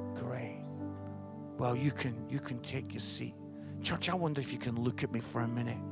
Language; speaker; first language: English; native; English